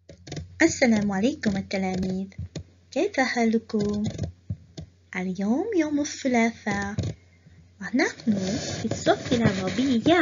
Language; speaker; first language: Arabic; non-native, fluent; Morisyen